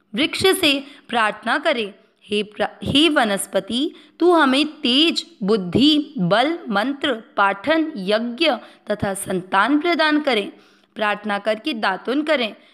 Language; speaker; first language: Hindi; native; Hindi